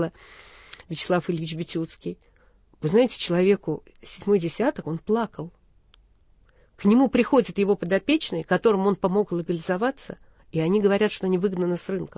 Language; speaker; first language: Russian; native; Russian